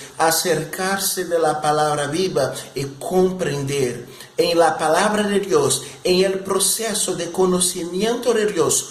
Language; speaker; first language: Spanish; non-native, fluent; Portuguese